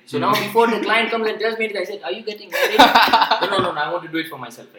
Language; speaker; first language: English; non-native, local second language; Gujarati